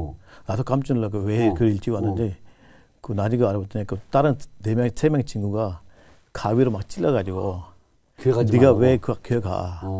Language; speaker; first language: Korean; non-native, learner; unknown